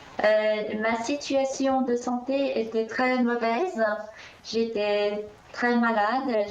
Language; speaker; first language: French; early bilingual, other home language; Korean